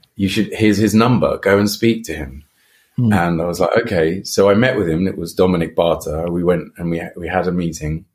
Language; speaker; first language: English; native; English